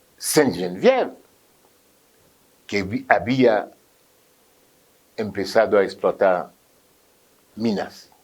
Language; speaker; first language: Spanish; non-native, fluent; French